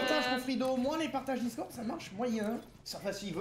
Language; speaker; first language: French; native; French